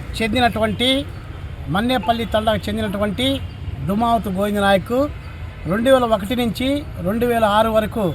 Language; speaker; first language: Telugu; non-native, local second language; Lambadi